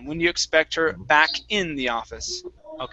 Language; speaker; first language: English; native; English